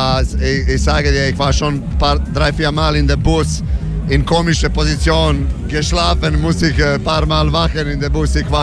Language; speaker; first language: German; non-native, fluent; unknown